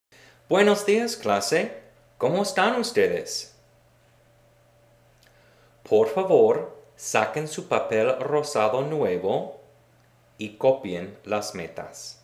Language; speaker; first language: Spanish; non-native, fluent; English